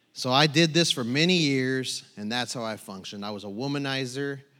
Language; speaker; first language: English; native; English